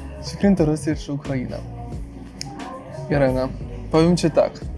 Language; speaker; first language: Polish; non-native, fluent; Russian